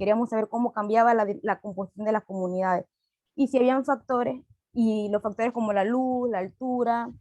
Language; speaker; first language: Spanish; native; Spanish